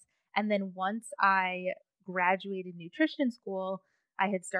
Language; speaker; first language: English; native; English